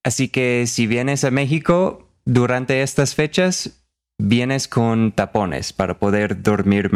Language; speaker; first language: Spanish; non-native, fluent; English